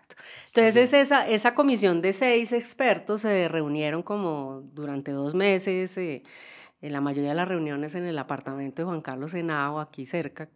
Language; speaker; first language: Spanish; native; Spanish